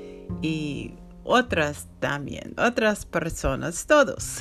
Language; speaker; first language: Spanish; non-native, learner; English